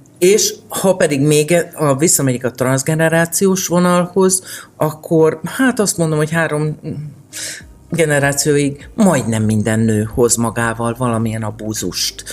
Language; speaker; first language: Hungarian; native; Hungarian